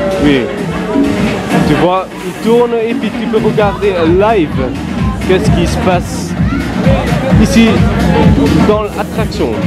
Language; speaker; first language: French; non-native, learner; Dutch